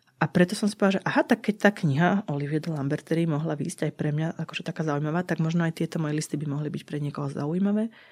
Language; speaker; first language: Slovak; native; Slovak